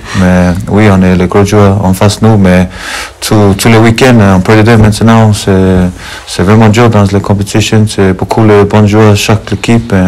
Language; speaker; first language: French; non-native, learner; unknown